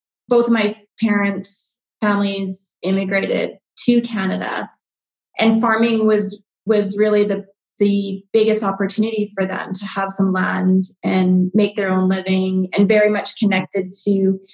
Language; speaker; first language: English; native; English